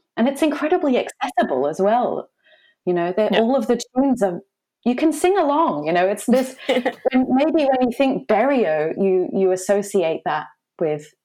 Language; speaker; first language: English; native; English